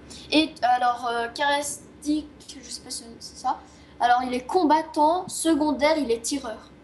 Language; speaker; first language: French; native; French